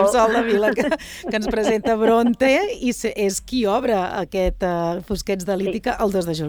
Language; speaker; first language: Catalan; native; Catalan